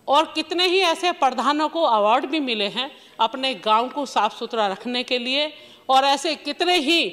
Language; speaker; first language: Hindi; native; Hindi